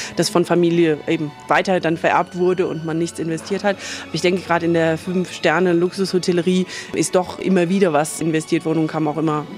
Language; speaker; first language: German; native; German